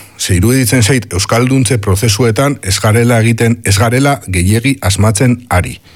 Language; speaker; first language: Basque; non-native, local second language; Spanish